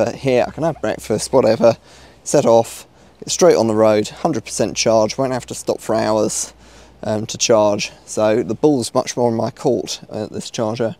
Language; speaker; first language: English; native; English